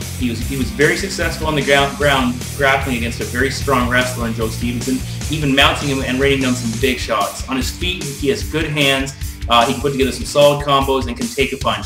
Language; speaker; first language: English; native; English